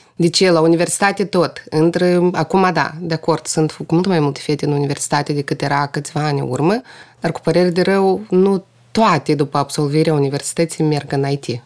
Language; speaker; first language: Romanian; non-native, local second language; Russian